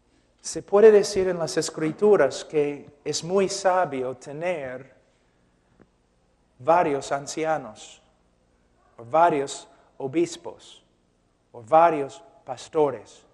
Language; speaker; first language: Spanish; non-native, fluent; English